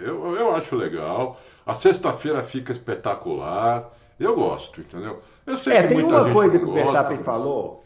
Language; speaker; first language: Portuguese; native; Portuguese